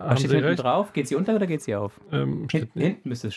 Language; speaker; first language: German; native; German